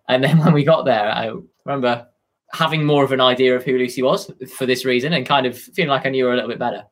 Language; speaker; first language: English; native; English